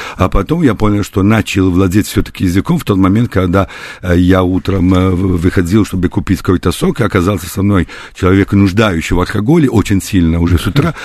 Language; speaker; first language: Russian; non-native, fluent; Italian